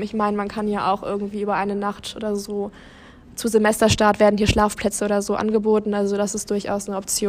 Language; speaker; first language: German; native; German